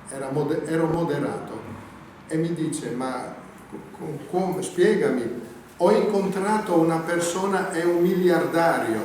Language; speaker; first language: Italian; native; Italian